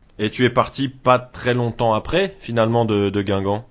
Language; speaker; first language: French; native; French